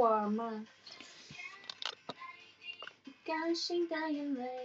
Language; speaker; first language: Chinese; native; Chinese